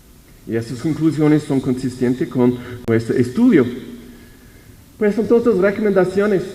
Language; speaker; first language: Spanish; non-native, fluent; English